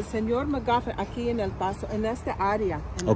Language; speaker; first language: Spanish; non-native, learner; English